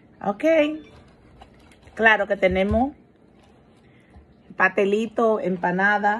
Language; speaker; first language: Spanish; early bilingual, heritage; Spanish